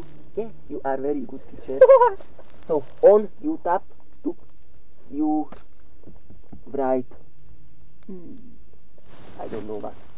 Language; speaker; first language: English; non-native, learner; Slovak